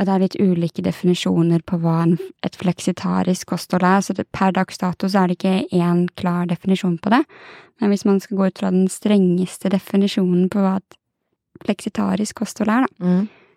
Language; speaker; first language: Norwegian; native; Norwegian